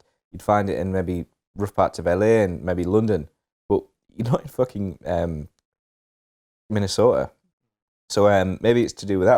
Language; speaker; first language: English; native; English